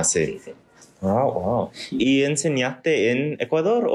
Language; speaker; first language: Spanish; early bilingual, heritage; Spanish